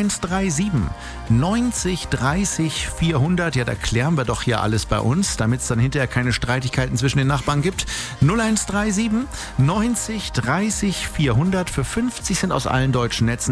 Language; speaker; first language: German; native; German